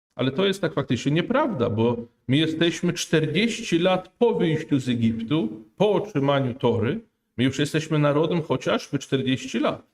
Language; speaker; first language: Polish; non-native, fluent; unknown